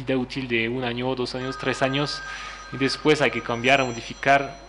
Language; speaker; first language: Spanish; non-native, fluent; French